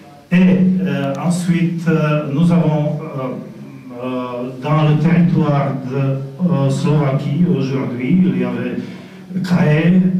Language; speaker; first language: French; non-native, fluent; Slovak